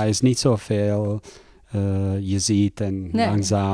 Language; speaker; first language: Dutch; non-native, learner; Italian